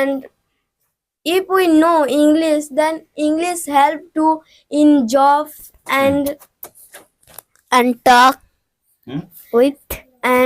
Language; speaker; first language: English; non-native, learner; Odia